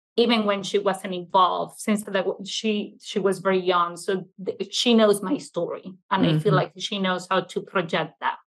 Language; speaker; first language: English; non-native, fluent; Italian